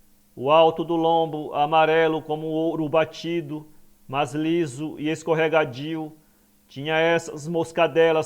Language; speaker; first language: Portuguese; native; Portuguese